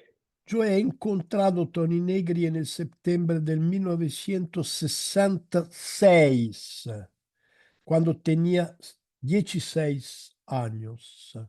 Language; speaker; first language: Spanish; non-native, fluent; Italian